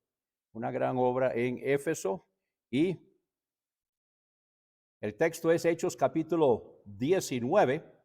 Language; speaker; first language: Spanish; native; Spanish